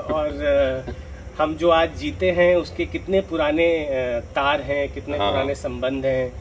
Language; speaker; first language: Hindi; native; Hindi